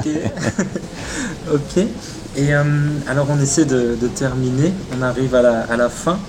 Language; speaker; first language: French; native; French